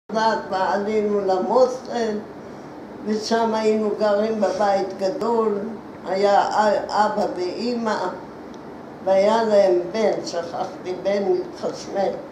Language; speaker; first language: Hebrew; early bilingual, other home language; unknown